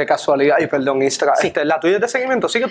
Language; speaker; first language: Spanish; native; Spanish